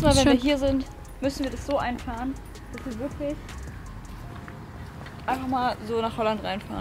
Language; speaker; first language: German; native; German